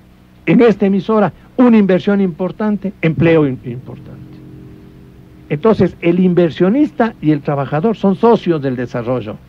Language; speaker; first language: Spanish; native; Spanish